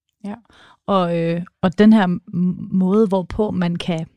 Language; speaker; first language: Danish; native; Danish